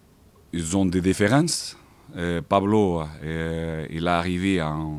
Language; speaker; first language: French; non-native, fluent; Portuguese